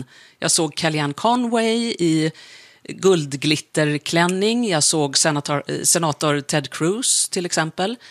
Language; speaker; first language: Swedish; native; Swedish